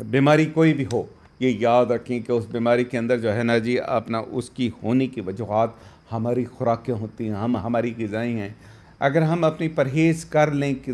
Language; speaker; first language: Urdu; native; Urdu